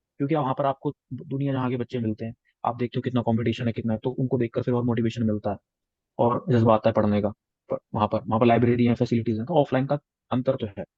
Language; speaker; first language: Hindi; native; Hindi